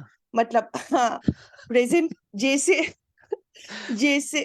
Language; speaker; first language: Hindi; non-native, fluent; Arabic